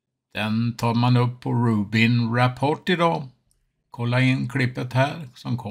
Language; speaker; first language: Swedish; native; Swedish